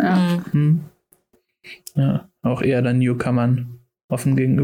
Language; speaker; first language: German; native; German